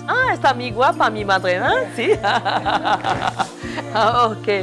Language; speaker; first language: Spanish; non-native, learner; French